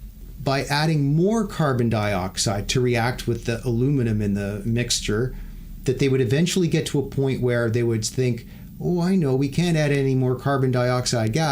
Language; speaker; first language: English; native; English